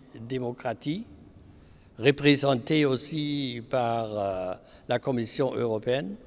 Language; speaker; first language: French; non-native, fluent; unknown